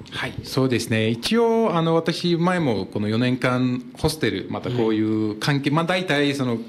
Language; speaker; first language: Japanese; non-native, fluent; Turkish